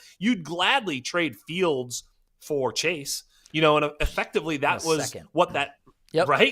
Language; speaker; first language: English; native; English